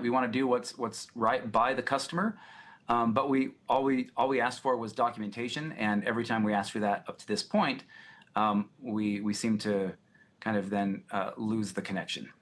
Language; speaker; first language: English; native; English